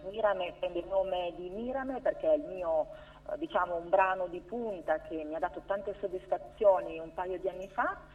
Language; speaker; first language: Italian; native; Italian